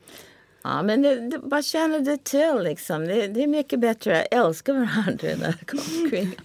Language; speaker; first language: Swedish; non-native, fluent; English